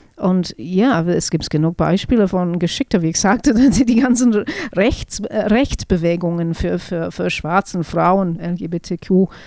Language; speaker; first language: German; non-native, fluent; English